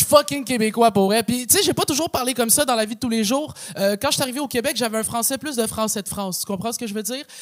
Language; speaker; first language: French; native; French